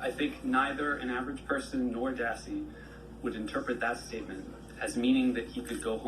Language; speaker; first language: English; native; English